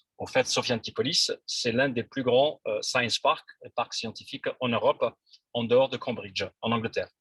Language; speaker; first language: French; non-native, local second language; Arabic